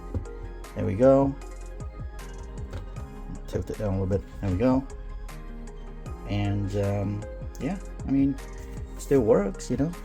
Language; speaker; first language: English; native; English